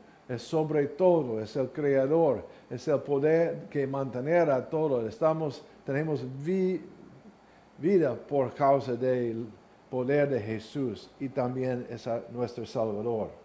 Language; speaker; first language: Spanish; non-native, learner; English